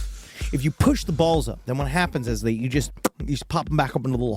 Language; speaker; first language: English; native; English